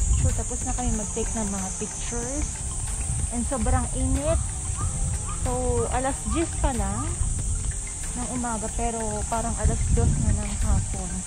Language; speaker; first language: Filipino; native; Filipino